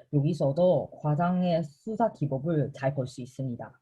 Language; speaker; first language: Korean; non-native, fluent; Chinese